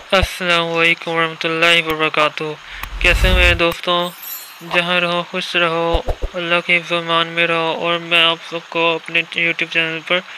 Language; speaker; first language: Urdu; non-native, local second language; Punjabi